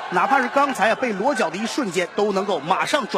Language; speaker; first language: Chinese; native; Chinese